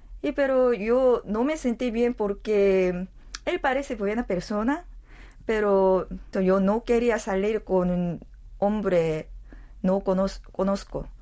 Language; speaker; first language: Spanish; non-native, learner; Korean